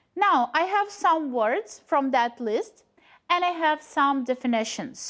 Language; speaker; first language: English; non-native, fluent; Ukrainian